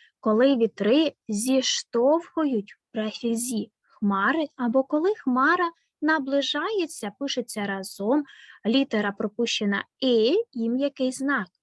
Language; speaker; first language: Ukrainian; native; Ukrainian